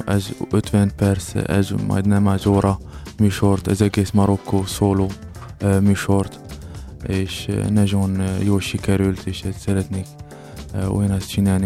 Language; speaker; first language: Hungarian; non-native, learner; Arabic